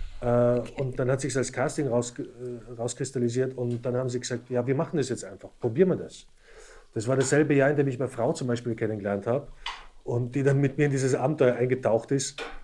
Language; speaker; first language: German; early bilingual, other home language; Slovak